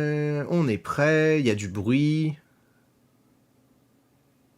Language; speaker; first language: French; native; French